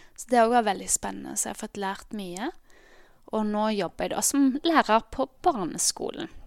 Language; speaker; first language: Norwegian; native; Norwegian